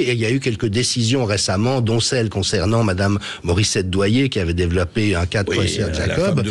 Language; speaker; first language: French; native; French